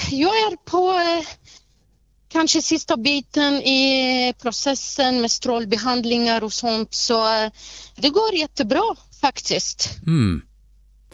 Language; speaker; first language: Swedish; non-native, fluent; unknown